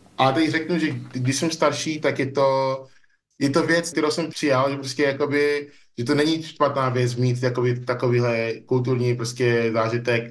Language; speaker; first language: Czech; early bilingual, other home language; English